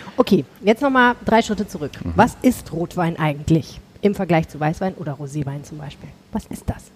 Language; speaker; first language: German; native; German